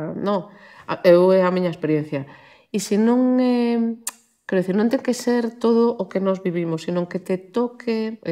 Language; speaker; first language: Galician; non-native, local second language; Spanish